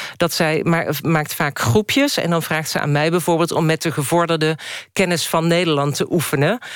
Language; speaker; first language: Dutch; native; Dutch